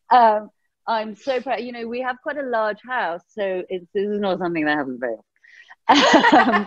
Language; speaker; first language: English; early bilingual, other home language; Persian